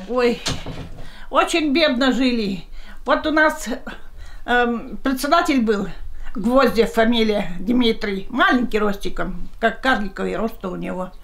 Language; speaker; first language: Russian; native; Russian